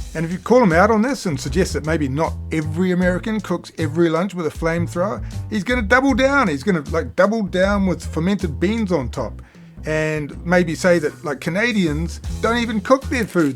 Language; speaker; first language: English; native; English